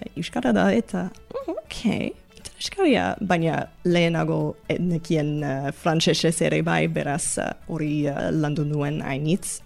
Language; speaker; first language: Basque; non-native, learner; English